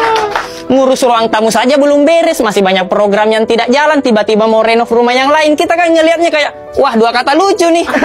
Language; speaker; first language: Indonesian; native; Indonesian